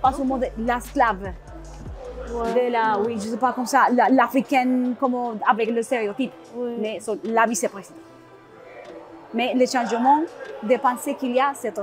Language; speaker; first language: French; non-native, learner; Spanish